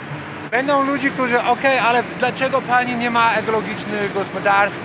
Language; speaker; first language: Polish; non-native, learner; English